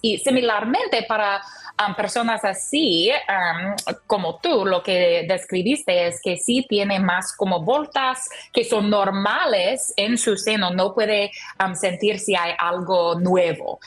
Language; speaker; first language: Spanish; non-native, learner; English